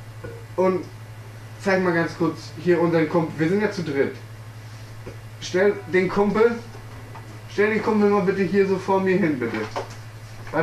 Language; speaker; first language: German; native; German